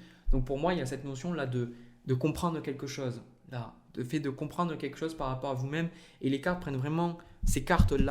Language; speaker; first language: French; native; French